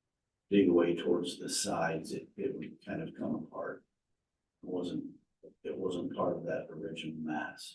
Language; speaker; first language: English; native; English